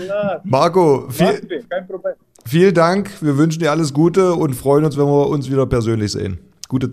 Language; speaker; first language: German; native; German